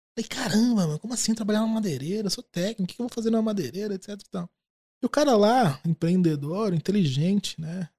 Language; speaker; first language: Portuguese; native; Portuguese